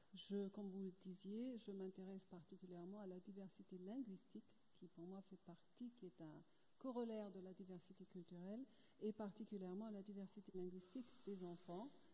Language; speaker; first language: French; non-native, fluent; German